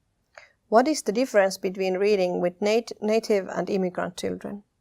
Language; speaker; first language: English; non-native, fluent; Finnish